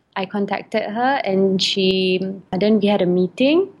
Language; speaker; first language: English; non-native, local second language; Malay